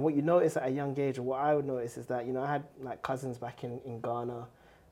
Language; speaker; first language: English; native; English